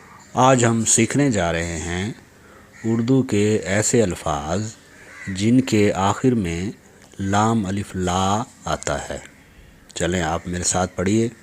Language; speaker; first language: Urdu; native; Urdu